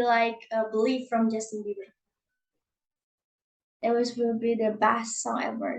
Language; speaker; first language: English; non-native, learner; Indonesian